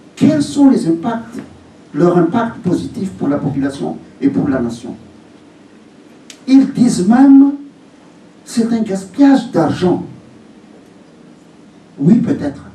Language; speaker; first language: French; non-native, local second language; Malagasy